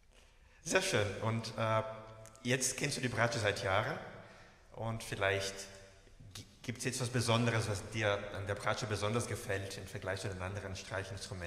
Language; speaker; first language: German; native; German